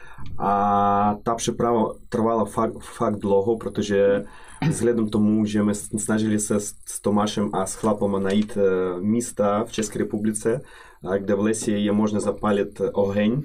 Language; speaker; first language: Czech; non-native, fluent; Russian